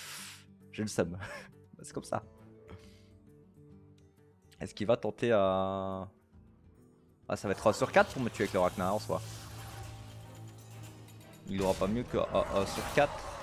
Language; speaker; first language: French; native; French